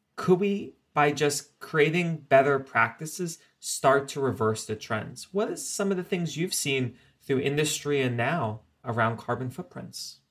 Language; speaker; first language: English; native; English